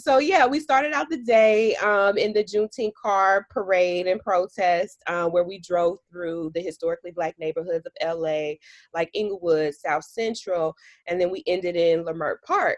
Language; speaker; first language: English; native; English